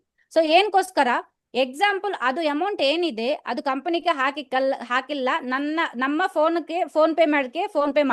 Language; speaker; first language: Kannada; non-native, learner; Telugu